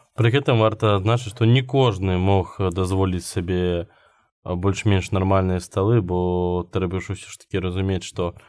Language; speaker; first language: Belarusian; non-native, local second language; Russian